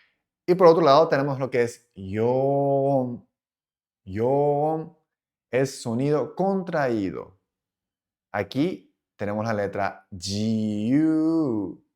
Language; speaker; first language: Spanish; non-native, fluent; Japanese